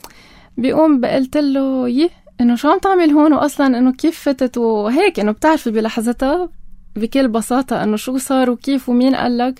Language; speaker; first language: Arabic; native; Arabic